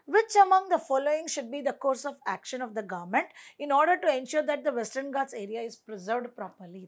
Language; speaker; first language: English; non-native, local second language; Tamil